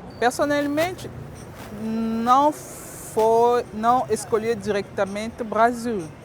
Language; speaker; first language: Portuguese; non-native, fluent; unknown